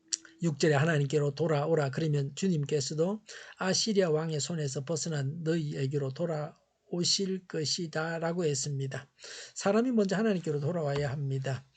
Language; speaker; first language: Korean; native; Korean